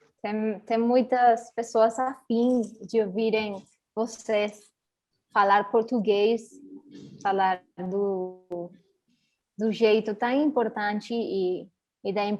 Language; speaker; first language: Portuguese; early bilingual, heritage; Portuguese